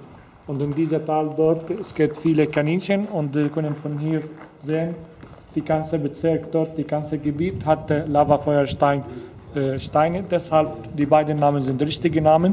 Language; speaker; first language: German; non-native, fluent; Arabic